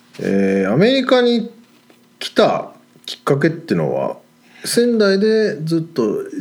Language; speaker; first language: Japanese; native; Japanese